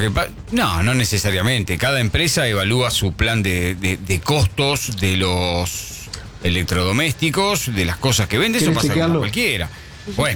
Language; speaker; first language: Spanish; native; Spanish